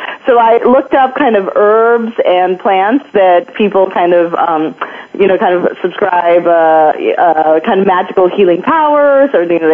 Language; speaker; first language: English; non-native, local second language; Filipino